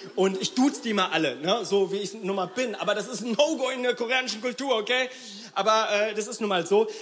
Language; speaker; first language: German; early bilingual, other home language; Korean